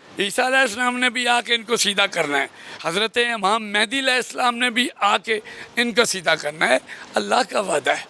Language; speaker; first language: Urdu; native; Urdu